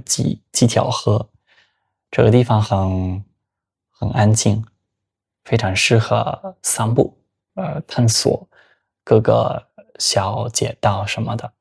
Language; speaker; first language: Chinese; non-native, fluent; Spanish